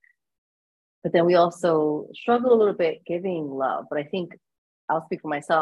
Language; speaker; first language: English; native; English